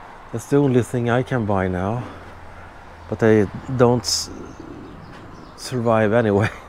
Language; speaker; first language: English; non-native, fluent; Swedish